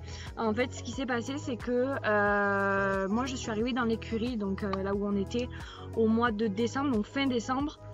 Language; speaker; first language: French; native; French